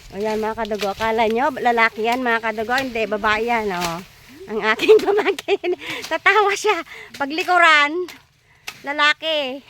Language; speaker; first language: Filipino; non-native, local second language; Iloko